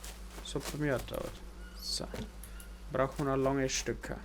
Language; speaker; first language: German; native; German